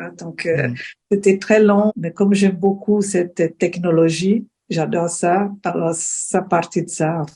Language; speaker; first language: French; non-native, fluent; Portuguese